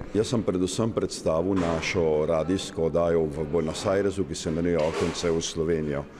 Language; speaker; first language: Slovenian; early bilingual, heritage; Slovenian